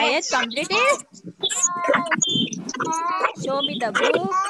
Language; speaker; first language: English; non-native, local second language; Hindi